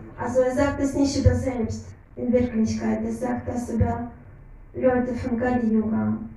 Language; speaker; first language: German; non-native, fluent; Russian